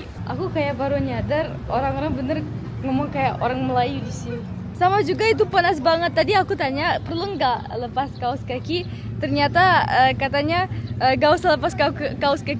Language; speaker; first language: Indonesian; non-native, fluent; German